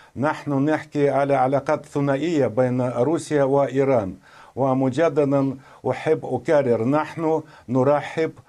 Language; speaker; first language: Arabic; non-native, fluent; Russian